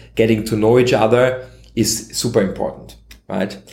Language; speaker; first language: English; non-native, fluent; German